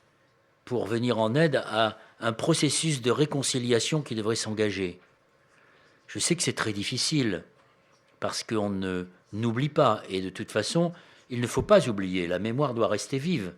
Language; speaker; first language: French; native; French